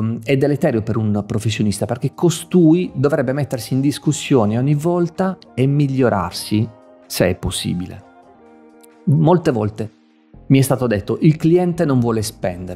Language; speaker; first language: Italian; native; Italian